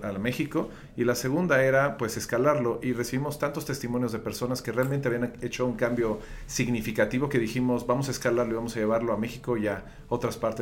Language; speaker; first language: Spanish; native; Spanish